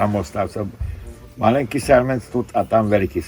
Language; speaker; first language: Ukrainian; non-native, local second language; Hungarian